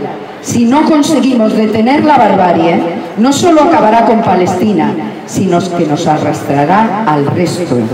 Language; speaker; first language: Spanish; native; Spanish